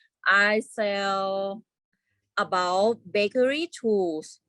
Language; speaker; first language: English; non-native, learner; Thai